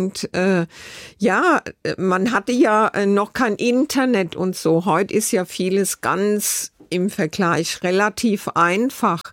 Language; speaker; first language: German; native; German